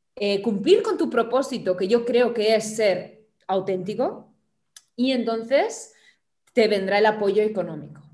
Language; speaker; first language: Spanish; non-native, fluent; German